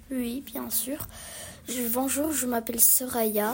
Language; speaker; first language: French; early bilingual, other home language; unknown